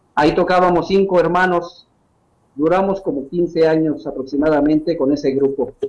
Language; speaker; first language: Spanish; native; Spanish